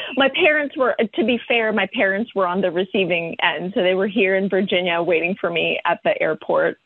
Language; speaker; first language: English; early bilingual, other home language; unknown